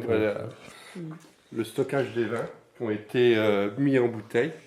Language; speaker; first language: French; native; French